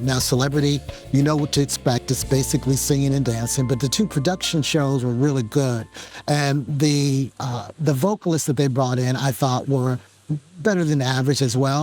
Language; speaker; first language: English; native; English